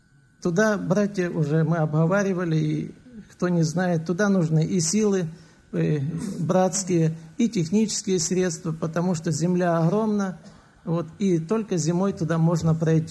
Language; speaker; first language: Russian; native; Russian